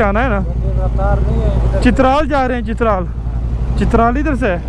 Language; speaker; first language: Hindi; early bilingual, heritage; Urdu